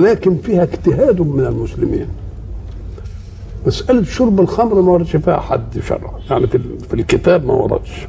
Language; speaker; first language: Arabic; native; Arabic